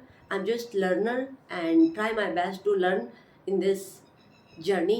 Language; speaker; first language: English; non-native, learner; Hindi